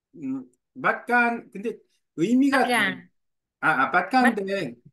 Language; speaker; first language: Korean; native; Korean